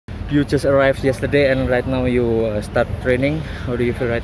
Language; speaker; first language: English; non-native, learner; Indonesian